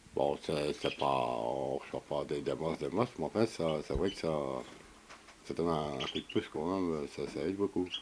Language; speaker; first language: French; native; French